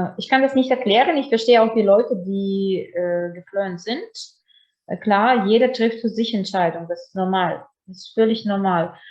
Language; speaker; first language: German; non-native, fluent; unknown